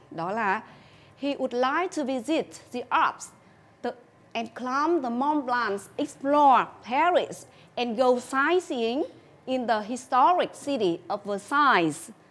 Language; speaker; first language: English; non-native, fluent; Vietnamese